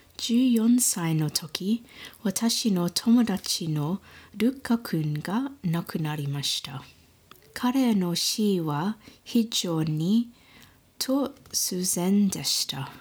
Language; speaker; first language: Japanese; non-native, learner; English